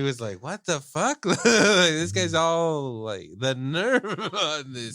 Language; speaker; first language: English; native; English